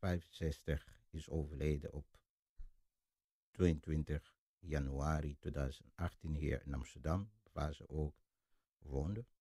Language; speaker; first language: Dutch; non-native, fluent; Lingala